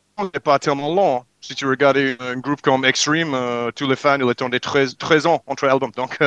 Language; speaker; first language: French; non-native, learner; English